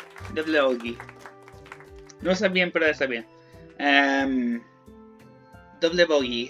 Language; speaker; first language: Spanish; non-native, learner; English